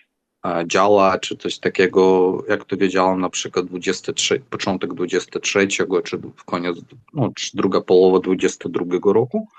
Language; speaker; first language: Polish; non-native, fluent; Ukrainian